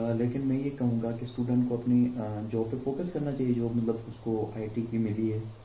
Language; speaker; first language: Urdu; non-native, local second language; Sindhi